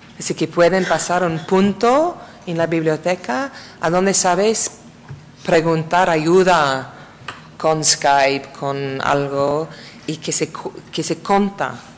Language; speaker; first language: Spanish; non-native, learner; English